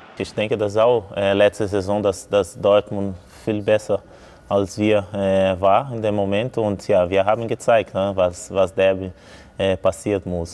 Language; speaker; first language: German; non-native, fluent; Portuguese